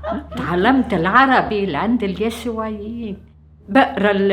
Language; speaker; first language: Arabic; non-native, fluent; French